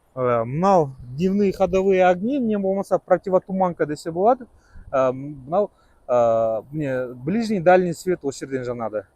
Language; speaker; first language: Russian; non-native, local second language; Kazakh